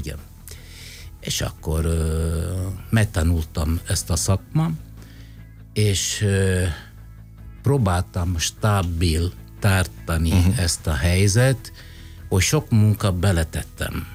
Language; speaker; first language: Hungarian; non-native, fluent; Italian